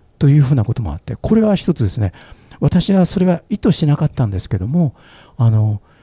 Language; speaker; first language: Japanese; native; Japanese